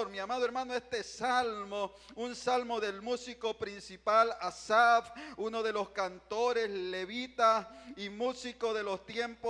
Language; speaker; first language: Spanish; native; Spanish